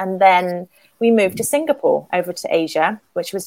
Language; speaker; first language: English; native; English